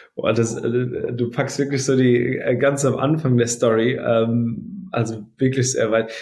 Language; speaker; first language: German; native; German